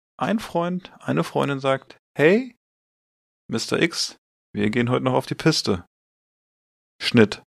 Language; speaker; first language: German; native; German